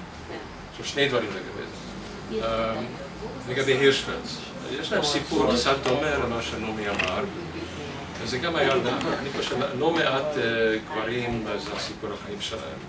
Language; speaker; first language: Hebrew; non-native, fluent; Hungarian